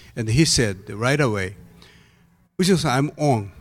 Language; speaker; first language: English; non-native, learner; Japanese